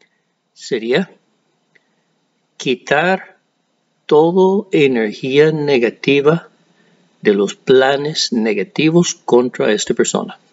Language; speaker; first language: Spanish; non-native, fluent; English